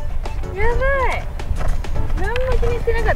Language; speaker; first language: Japanese; native; Japanese